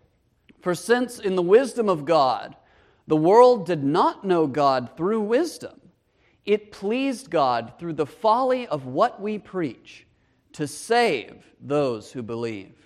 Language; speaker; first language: English; native; English